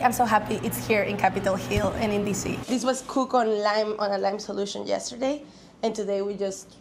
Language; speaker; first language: English; non-native, fluent; Spanish